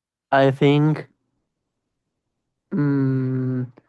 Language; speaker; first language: English; non-native, learner; Spanish